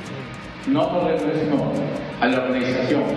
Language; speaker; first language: French; non-native, fluent; Spanish